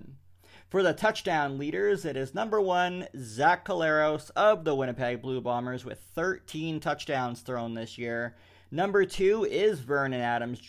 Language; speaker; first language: English; native; English